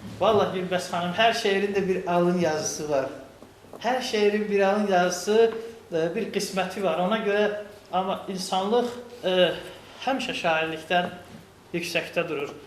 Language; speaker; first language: Azerbaijani; non-native, local second language; Lezghian